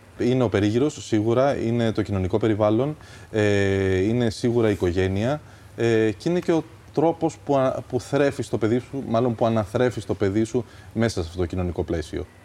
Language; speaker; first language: Greek; early bilingual, other home language; Albanian